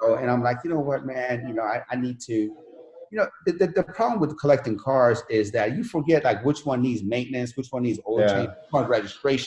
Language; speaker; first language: English; non-native, fluent; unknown